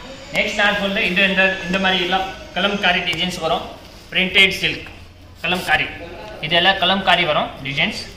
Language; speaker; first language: Tamil; non-native, learner; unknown